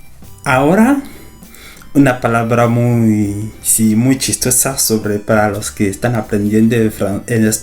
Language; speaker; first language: Spanish; non-native, fluent; French